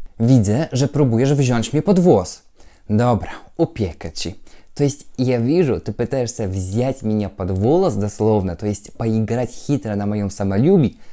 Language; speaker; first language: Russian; non-native, fluent; Polish